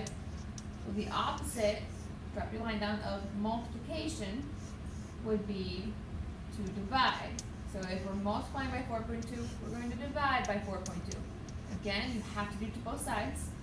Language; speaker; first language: English; native; English